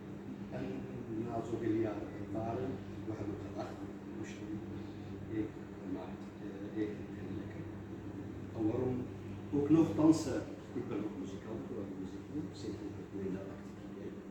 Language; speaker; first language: Dutch; non-native, learner; Kurdish